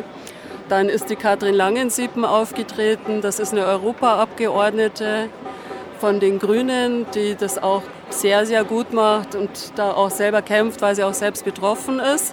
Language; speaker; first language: German; native; German